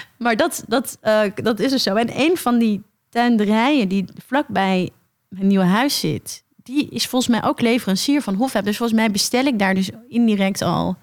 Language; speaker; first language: Dutch; native; Dutch